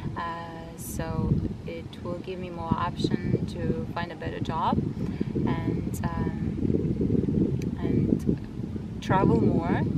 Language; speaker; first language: English; non-native, fluent; Kazakh